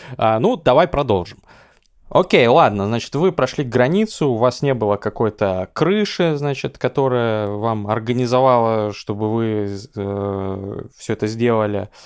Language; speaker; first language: Russian; native; Russian